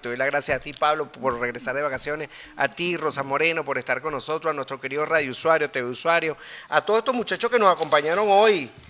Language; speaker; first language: Spanish; native; Spanish